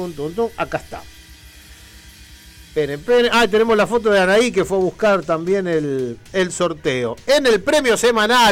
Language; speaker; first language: Spanish; native; Spanish